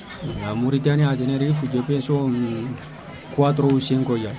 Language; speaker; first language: Spanish; non-native, learner; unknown